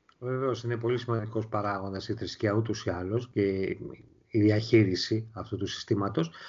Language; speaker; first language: Greek; native; Greek